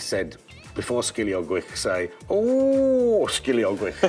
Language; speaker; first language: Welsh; non-native, learner; English